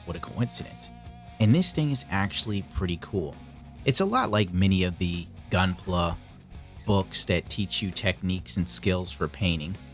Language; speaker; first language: English; native; English